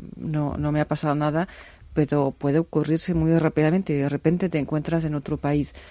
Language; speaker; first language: Spanish; non-native, fluent; German